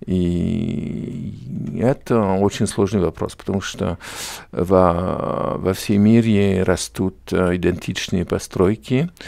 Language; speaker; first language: Russian; non-native, fluent; French